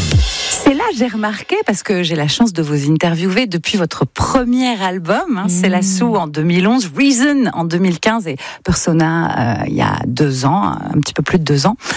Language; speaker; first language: French; native; French